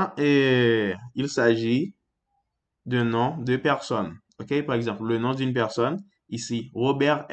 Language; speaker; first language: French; non-native, fluent; Portuguese